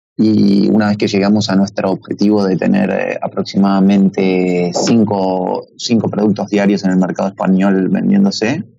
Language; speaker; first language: Spanish; native; Spanish